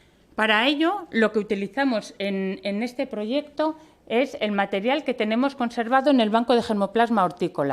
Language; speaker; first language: Spanish; native; Spanish